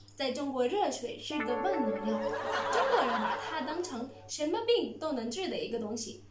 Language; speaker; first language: Chinese; non-native, fluent; Arabic